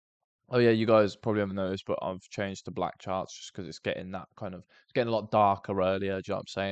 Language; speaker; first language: English; native; English